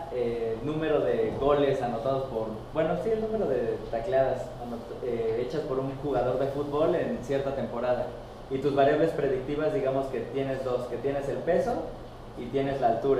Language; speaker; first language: Spanish; native; Spanish